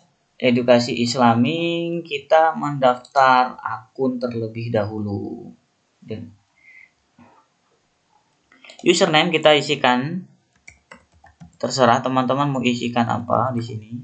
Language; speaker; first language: Indonesian; native; Indonesian